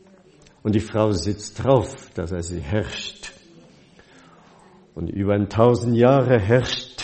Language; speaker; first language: German; non-native, fluent; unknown